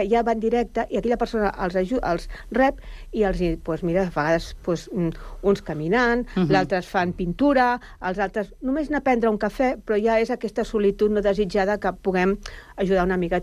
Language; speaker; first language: Catalan; native; Catalan